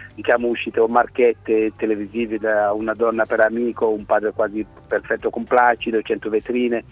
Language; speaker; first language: Italian; non-native, fluent; Wolof